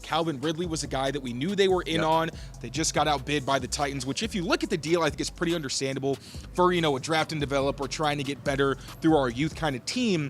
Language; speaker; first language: English; native; English